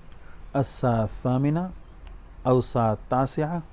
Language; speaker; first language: Arabic; non-native, fluent; Urdu